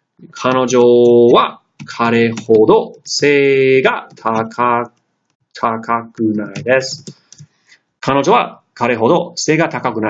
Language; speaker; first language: Japanese; non-native, fluent; English